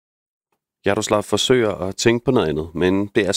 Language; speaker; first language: Danish; native; Danish